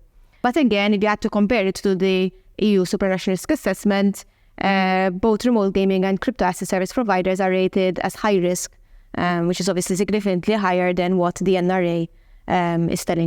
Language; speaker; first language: English; non-native, local second language; Maltese